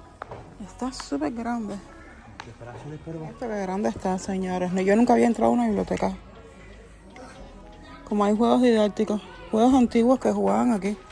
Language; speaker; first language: Spanish; native; Spanish